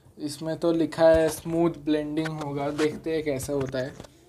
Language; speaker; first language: Hindi; non-native, local second language; Bangla